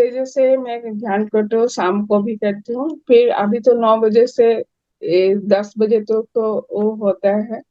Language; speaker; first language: Hindi; non-native, local second language; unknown